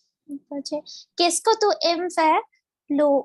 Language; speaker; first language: French; non-native, learner; Bangla